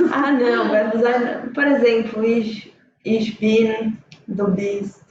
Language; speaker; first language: German; non-native, learner; Portuguese